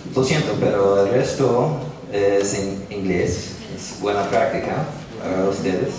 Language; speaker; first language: Spanish; non-native, learner; English